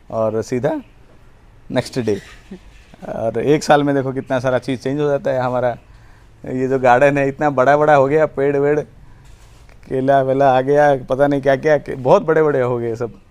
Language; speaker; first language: Hindi; non-native, local second language; Odia